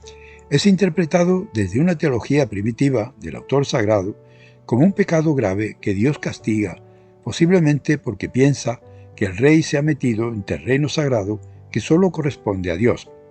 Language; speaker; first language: Spanish; native; Spanish